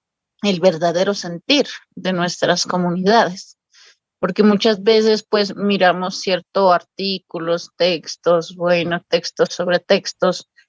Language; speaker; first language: Spanish; native; Spanish